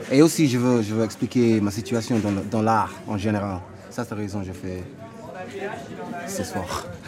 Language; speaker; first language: French; non-native, learner; Yoruba